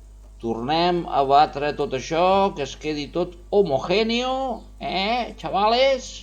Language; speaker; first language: Catalan; non-native, local second language; Spanish